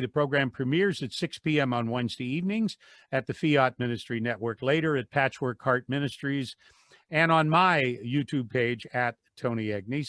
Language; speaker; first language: English; native; English